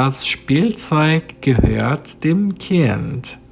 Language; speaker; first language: German; non-native, fluent; Portuguese